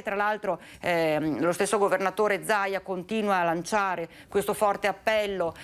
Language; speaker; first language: Italian; native; Italian